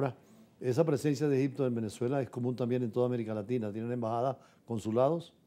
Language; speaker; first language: Spanish; native; Spanish